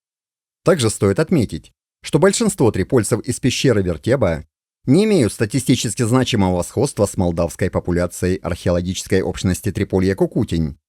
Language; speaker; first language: Russian; native; Russian